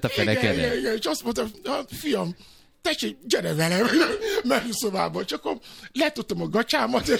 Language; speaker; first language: Hungarian; non-native, fluent; Yoruba